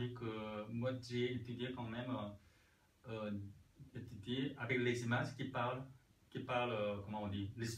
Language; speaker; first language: French; non-native, learner; Korean